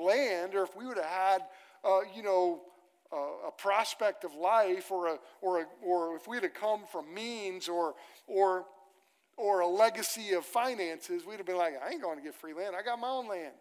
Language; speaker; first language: English; native; English